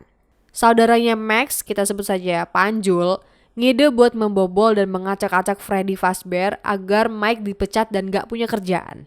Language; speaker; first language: Indonesian; native; Indonesian